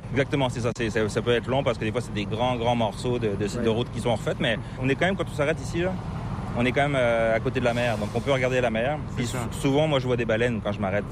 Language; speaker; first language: French; native; French